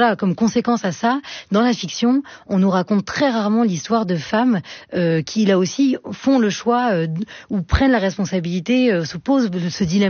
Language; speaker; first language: French; native; French